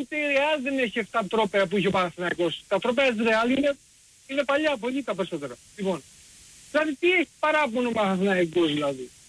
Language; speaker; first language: Greek; early bilingual, heritage; Greek